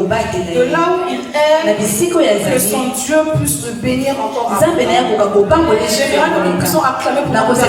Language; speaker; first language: French; non-native, local second language; Lingala